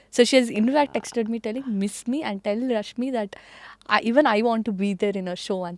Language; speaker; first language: English; non-native, local second language; Kannada